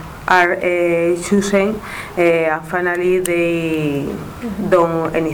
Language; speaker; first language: English; non-native, learner; Spanish